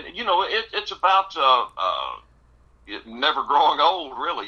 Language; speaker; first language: English; native; English